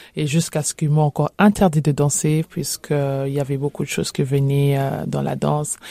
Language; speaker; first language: French; non-native, local second language; Lingala